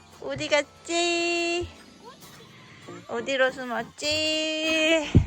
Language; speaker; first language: Korean; native; Korean